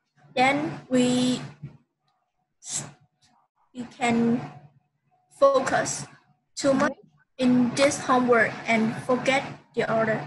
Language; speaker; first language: English; non-native, learner; Vietnamese